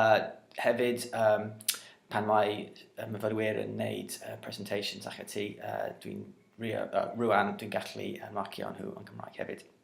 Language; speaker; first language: Welsh; non-native, learner; English